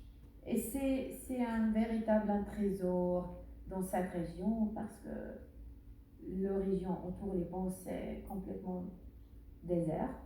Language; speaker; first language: French; non-native, learner; Arabic